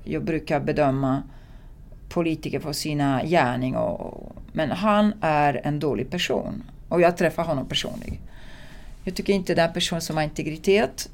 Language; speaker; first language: Swedish; non-native, fluent; Italian